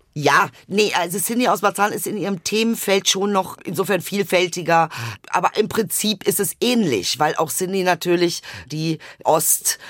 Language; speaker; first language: German; early bilingual, other home language; Turkish